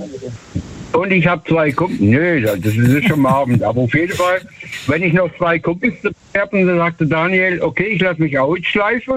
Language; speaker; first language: German; native; German